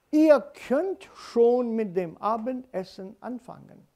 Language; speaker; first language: German; non-native, fluent; Hindi